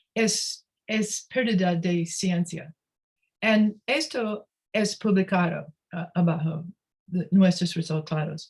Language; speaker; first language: Spanish; non-native, learner; English